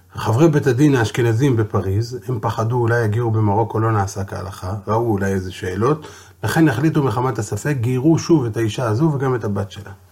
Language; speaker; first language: Hebrew; native; Hebrew